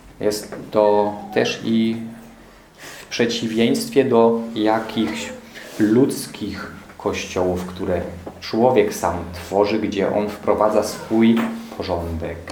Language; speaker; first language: Polish; non-native, fluent; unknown